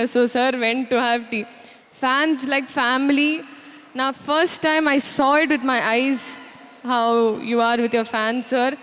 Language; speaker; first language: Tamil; non-native, learner; Telugu